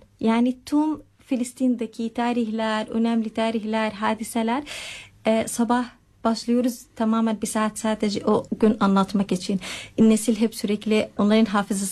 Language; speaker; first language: Turkish; non-native, fluent; Arabic